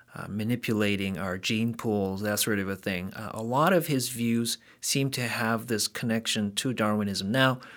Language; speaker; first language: English; early bilingual, other home language; Korean